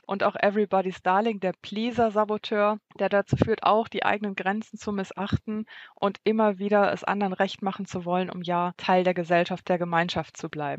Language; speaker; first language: German; native; German